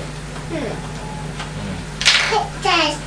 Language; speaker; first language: Japanese; native; Japanese